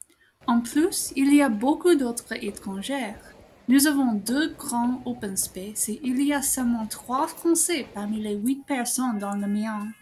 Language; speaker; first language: French; non-native, fluent; English